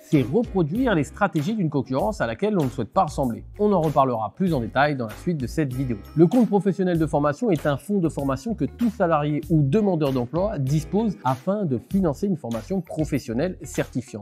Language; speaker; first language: French; native; French